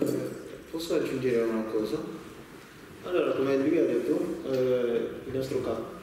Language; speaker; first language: Italian; non-native, learner; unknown